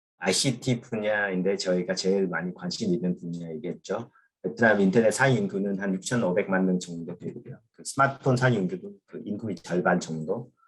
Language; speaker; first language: Korean; non-native, fluent; Vietnamese